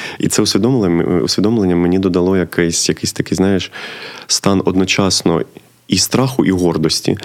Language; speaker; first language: Ukrainian; native; Ukrainian